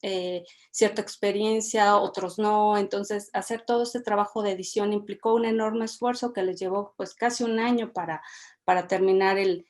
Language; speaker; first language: Spanish; native; Spanish